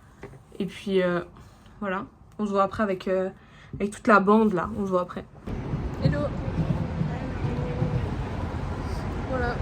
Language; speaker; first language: French; native; French